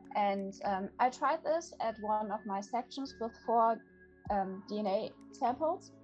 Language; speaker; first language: English; non-native, fluent; German